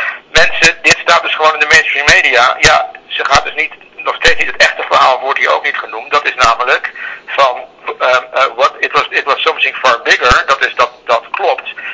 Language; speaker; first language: Dutch; native; Dutch